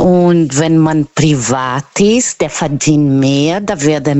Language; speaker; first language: German; non-native, learner; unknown